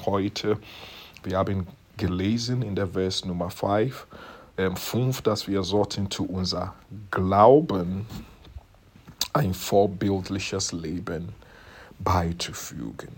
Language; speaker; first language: German; non-native, fluent; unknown